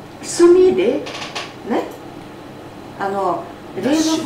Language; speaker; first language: Japanese; non-native, fluent; Portuguese